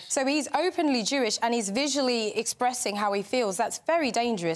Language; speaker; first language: English; native; English